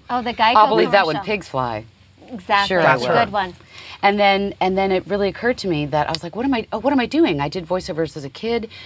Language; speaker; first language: English; native; English